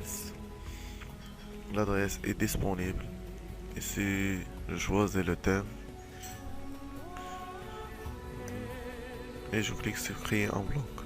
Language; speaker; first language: French; non-native, local second language; Arabic